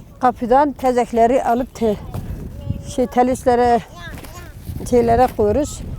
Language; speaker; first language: Turkish; native; Turkish